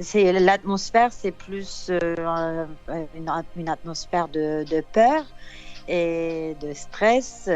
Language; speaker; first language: French; non-native, fluent; Turkish